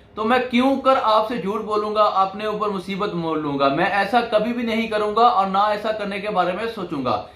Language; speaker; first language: Urdu; non-native, local second language; Punjabi